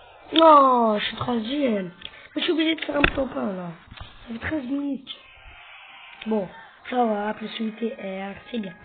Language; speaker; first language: French; native; French